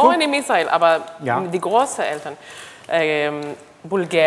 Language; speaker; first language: German; non-native, learner; Hebrew